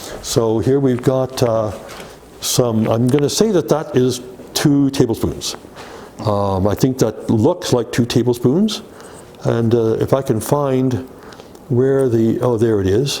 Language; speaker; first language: English; native; English